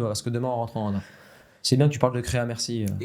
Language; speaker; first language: French; native; French